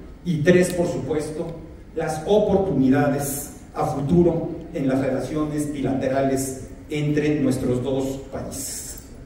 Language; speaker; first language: Spanish; native; Spanish